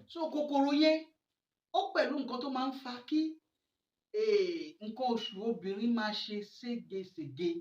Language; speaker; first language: Yoruba; non-native, local second language; Fon